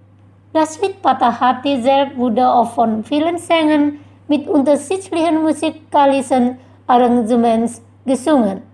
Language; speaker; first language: German; non-native, fluent; Indonesian